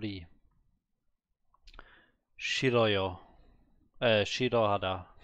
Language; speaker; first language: Korean; non-native, learner; German